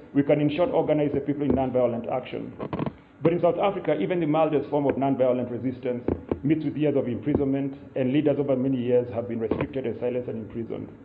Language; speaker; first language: English; non-native, local second language; Kikuyu